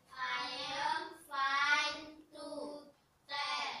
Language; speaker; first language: English; non-native, learner; Indonesian